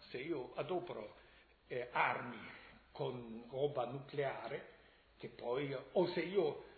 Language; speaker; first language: Italian; non-native, fluent; German